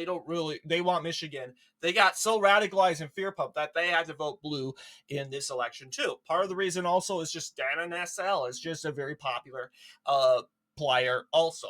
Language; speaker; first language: English; native; English